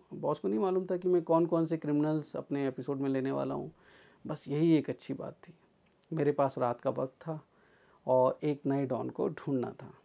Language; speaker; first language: Hindi; native; Hindi